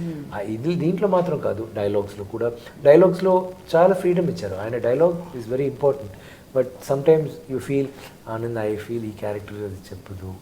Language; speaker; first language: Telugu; non-native, learner; Tamil